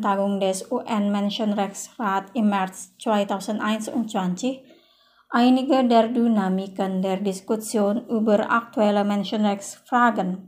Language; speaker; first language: German; non-native, fluent; Indonesian